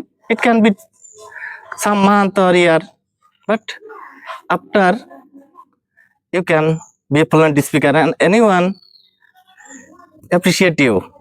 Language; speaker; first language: English; non-native, learner; Bangla